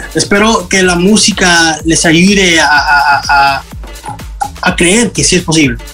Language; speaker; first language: Spanish; early bilingual, heritage; Spanish